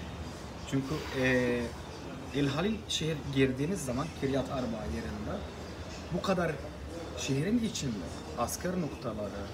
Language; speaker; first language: Turkish; non-native, learner; Arabic